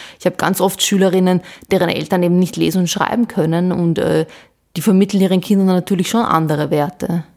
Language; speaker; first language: German; early bilingual, other home language; Bosnian